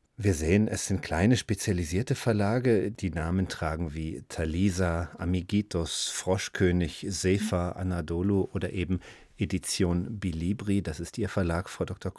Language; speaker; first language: German; native; German